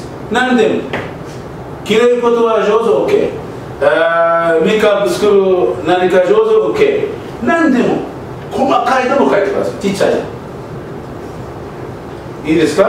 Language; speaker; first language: Japanese; non-native, learner; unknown